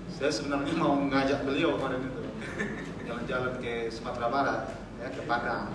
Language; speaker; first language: Indonesian; native; Indonesian